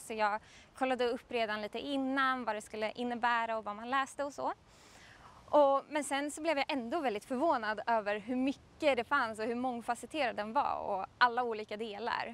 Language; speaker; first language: Swedish; native; Swedish